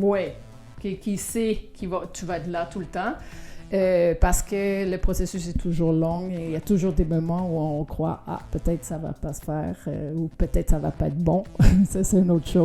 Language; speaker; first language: French; non-native, fluent; Danish